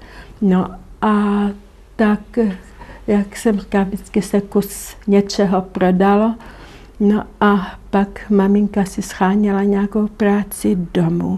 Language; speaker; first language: Czech; non-native, local second language; German